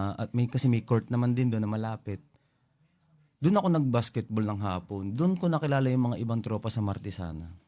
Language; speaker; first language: Filipino; non-native, local second language; Pampanga